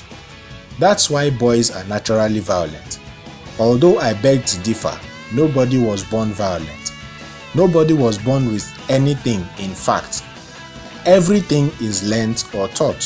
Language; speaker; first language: English; non-native, local second language; Igbo